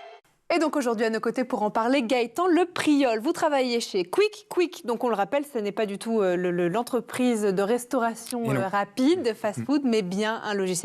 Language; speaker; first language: French; native; French